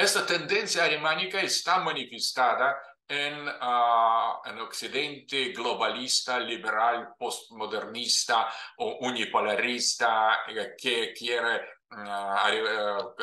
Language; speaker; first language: Spanish; non-native, fluent; Russian